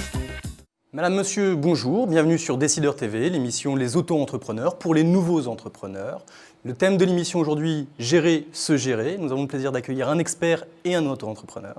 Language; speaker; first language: French; native; French